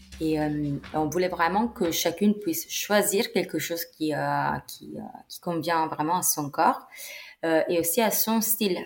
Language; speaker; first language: French; non-native, fluent; Italian